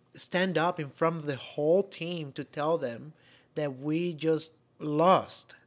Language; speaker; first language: English; non-native, fluent; Spanish